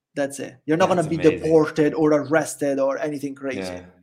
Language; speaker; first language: English; non-native, fluent; Italian